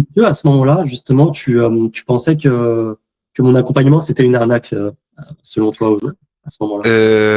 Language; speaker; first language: French; native; French